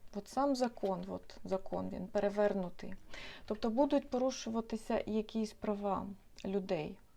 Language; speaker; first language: Ukrainian; non-native, local second language; Russian